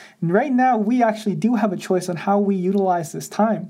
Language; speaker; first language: English; non-native, fluent; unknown